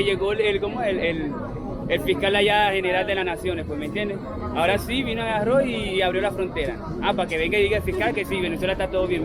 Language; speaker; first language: Spanish; native; Spanish